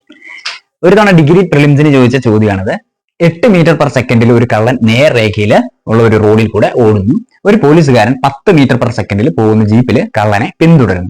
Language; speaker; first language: Malayalam; native; Malayalam